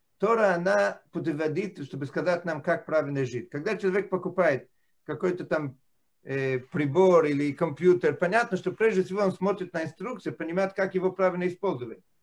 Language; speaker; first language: Russian; non-native, fluent; Italian